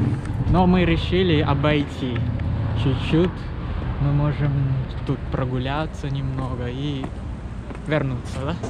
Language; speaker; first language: Russian; non-native, learner; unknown